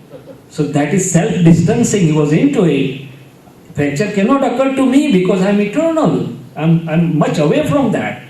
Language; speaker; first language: English; non-native, local second language; Gujarati